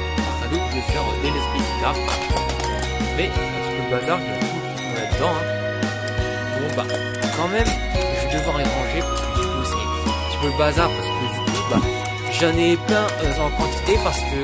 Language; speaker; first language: French; native; French